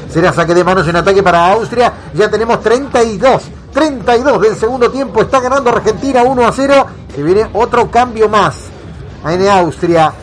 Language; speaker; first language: Spanish; native; Spanish